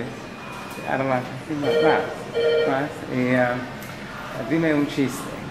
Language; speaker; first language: Spanish; non-native, learner; English